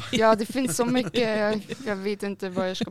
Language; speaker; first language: Swedish; non-native, fluent; German